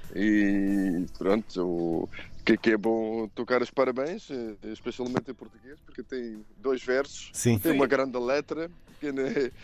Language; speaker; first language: Portuguese; non-native, fluent; Dutch